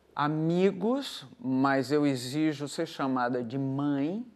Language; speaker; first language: Portuguese; native; Portuguese